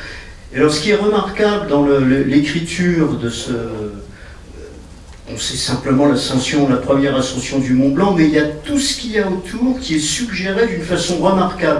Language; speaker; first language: French; native; French